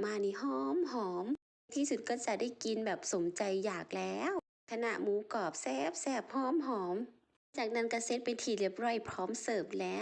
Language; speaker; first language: Thai; non-native, local second language; Lao